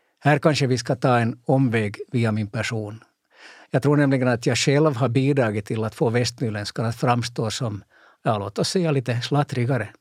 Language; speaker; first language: Swedish; native; Swedish